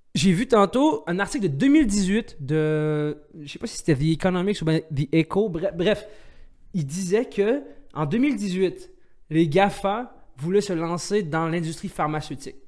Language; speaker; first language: French; non-native, local second language; Arabic